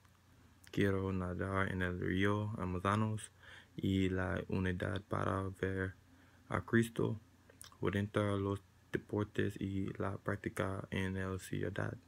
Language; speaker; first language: Spanish; non-native, learner; English